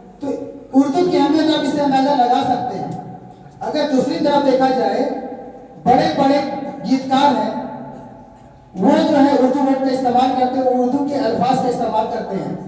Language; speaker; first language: Urdu; native; Urdu